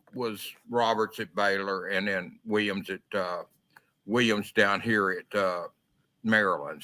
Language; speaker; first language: English; native; English